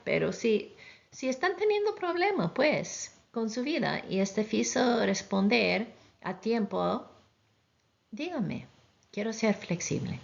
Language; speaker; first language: Spanish; non-native, fluent; English